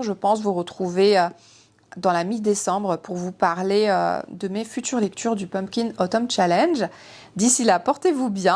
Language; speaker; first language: French; native; French